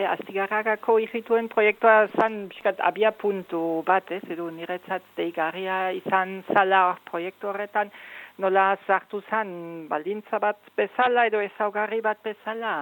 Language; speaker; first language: Basque; non-native, fluent; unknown